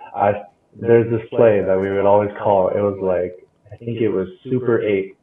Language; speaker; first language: English; native; English